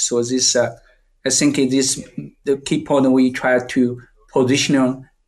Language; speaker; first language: English; non-native, fluent; Chinese